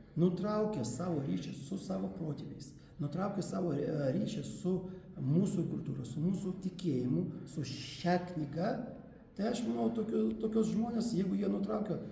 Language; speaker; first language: Lithuanian; non-native, local second language; Russian